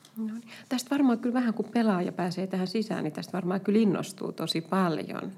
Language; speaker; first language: Finnish; native; Finnish